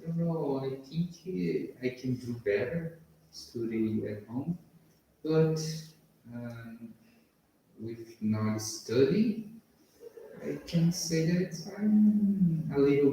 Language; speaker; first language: English; non-native, learner; Portuguese